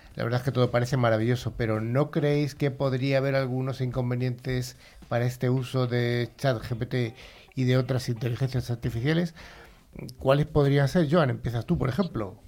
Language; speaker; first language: Spanish; native; Spanish